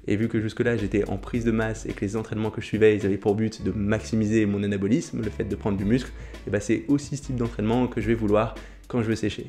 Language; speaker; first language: French; native; French